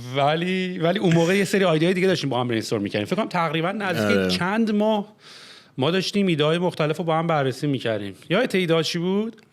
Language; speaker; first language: Persian; early bilingual, heritage; Persian